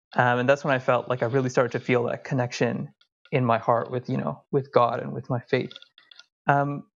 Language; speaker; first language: English; early bilingual, other home language; Hindi